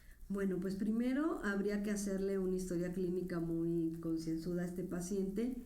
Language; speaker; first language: Spanish; native; Spanish